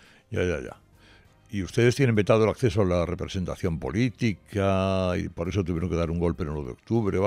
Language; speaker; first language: Spanish; native; Spanish